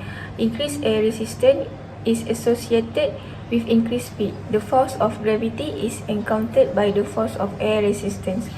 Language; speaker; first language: English; non-native, local second language; Malay